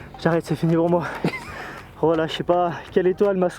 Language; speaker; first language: French; native; French